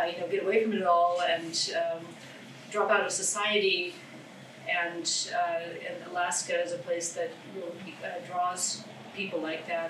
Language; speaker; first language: English; native; English